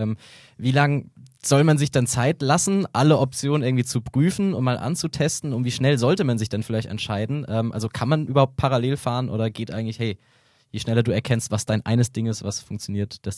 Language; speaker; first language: German; native; German